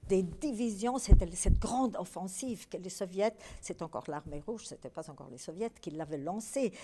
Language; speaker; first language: French; early bilingual, other home language; Polish